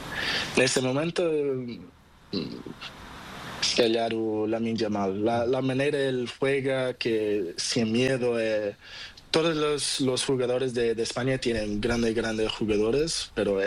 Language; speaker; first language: Spanish; non-native, learner; Portuguese